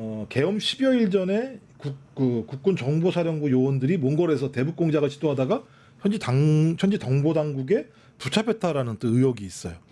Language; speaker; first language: Korean; native; Korean